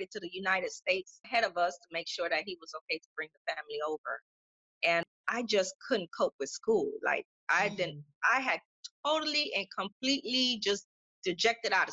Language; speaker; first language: English; non-native, fluent; Spanish